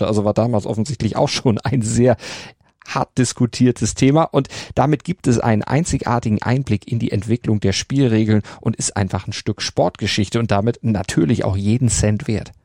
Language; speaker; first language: German; native; German